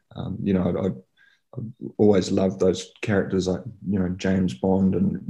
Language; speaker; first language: English; native; English